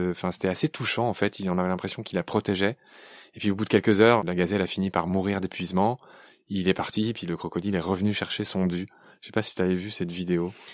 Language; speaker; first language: French; native; French